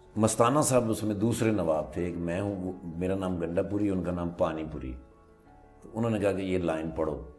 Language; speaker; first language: Urdu; non-native, local second language; Punjabi